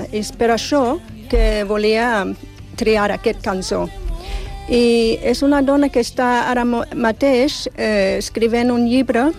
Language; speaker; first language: Catalan; non-native, fluent; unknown